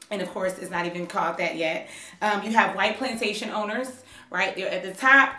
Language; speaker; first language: English; native; English